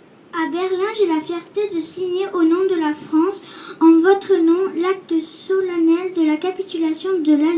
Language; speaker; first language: French; native; French